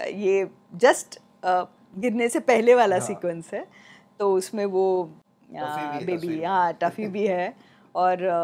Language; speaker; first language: Hindi; non-native, local second language; Marathi